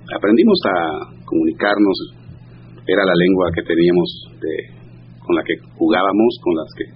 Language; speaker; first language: Spanish; non-native, local second language; Zapotec